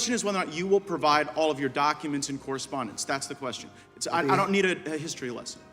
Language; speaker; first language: English; native; English